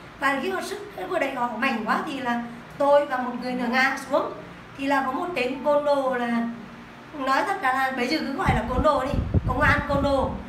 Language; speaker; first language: Vietnamese; native; Vietnamese